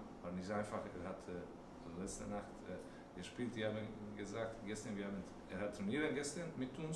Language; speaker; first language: German; non-native, learner; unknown